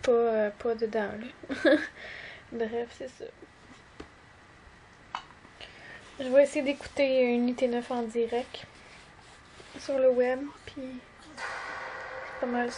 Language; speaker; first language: French; native; French